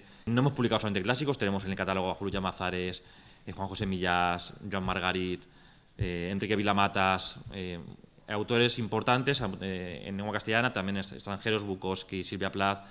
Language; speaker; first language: Spanish; native; Spanish